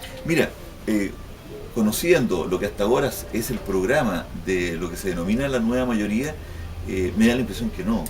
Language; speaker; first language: Spanish; native; Spanish